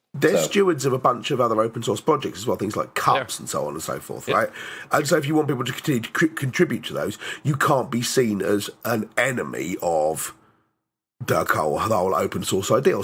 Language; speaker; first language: English; native; English